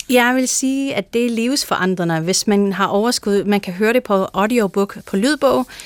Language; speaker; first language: Danish; non-native, fluent; English